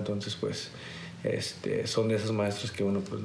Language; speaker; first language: Spanish; early bilingual, heritage; Spanish